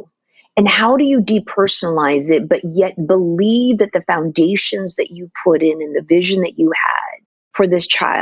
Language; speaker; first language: English; non-native, local second language; Filipino